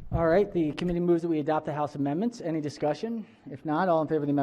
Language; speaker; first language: English; native; English